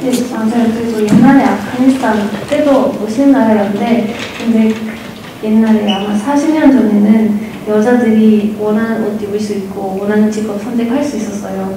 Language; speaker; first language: Korean; non-native, fluent; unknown